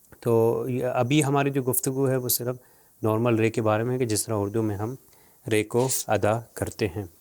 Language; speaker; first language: Urdu; native; Urdu